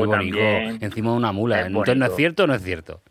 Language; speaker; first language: Spanish; native; Spanish